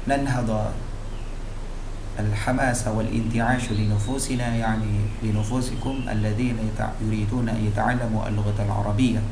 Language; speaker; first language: Arabic; non-native, fluent; Indonesian